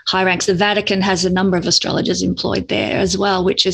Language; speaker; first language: English; native; English